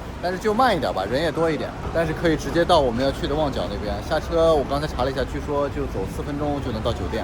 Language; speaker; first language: Chinese; native; Chinese